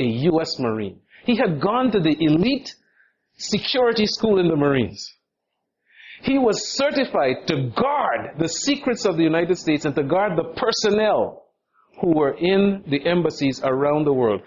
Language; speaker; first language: English; native; English